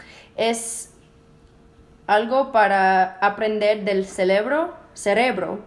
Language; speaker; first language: Spanish; early bilingual, heritage; Spanish